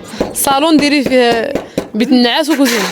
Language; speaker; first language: Arabic; native; Arabic